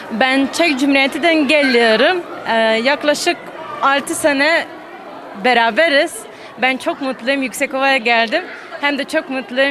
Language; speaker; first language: Turkish; non-native, learner; Czech